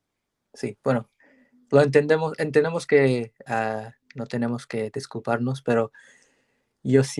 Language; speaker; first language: Spanish; non-native, learner; English